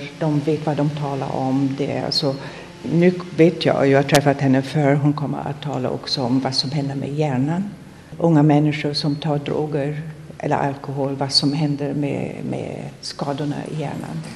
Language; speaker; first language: Swedish; non-native, fluent; German